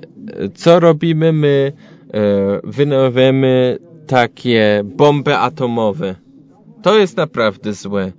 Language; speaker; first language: Polish; non-native, learner; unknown